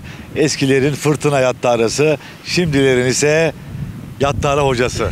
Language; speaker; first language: Turkish; native; Turkish